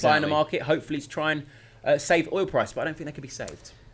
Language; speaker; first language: English; native; English